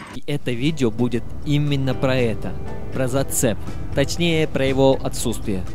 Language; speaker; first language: Russian; non-native, fluent; Turkish